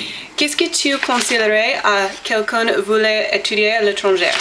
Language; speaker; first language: French; non-native, learner; English